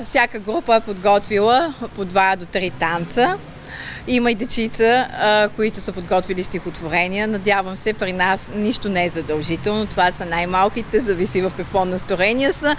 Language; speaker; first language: Bulgarian; native; Bulgarian